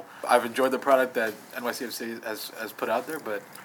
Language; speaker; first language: English; native; English